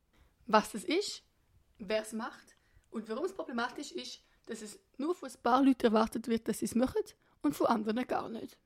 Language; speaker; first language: German; native; German